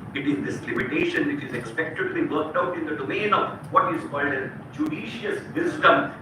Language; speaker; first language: English; non-native, local second language; Hindi